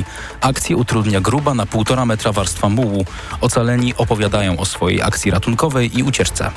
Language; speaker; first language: Polish; native; Polish